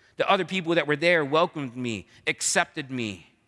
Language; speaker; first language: English; native; English